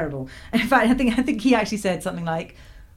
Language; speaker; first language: English; native; English